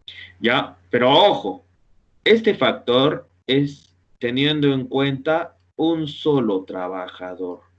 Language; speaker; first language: Spanish; native; Spanish